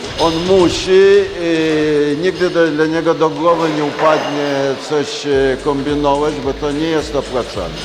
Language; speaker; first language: Polish; non-native, learner; Ukrainian